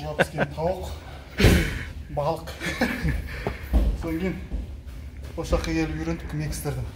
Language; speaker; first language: Kazakh; native; Kazakh